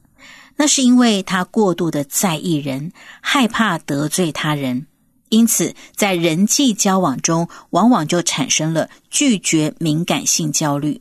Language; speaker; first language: Chinese; native; Chinese